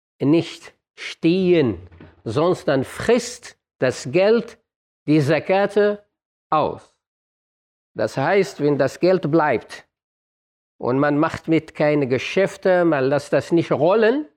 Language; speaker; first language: German; non-native, fluent; Arabic